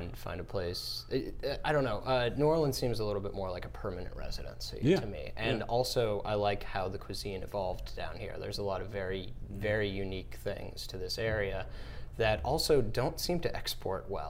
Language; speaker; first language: English; native; English